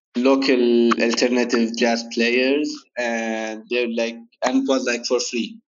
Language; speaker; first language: English; non-native, fluent; Arabic